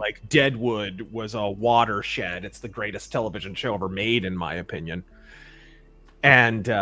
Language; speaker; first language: English; native; English